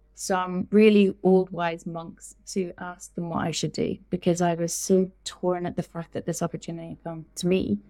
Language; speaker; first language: English; native; English